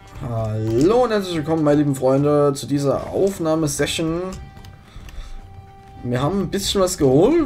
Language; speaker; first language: German; native; German